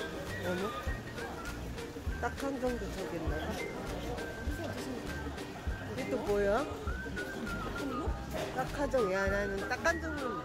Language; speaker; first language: Korean; non-native, learner; Filipino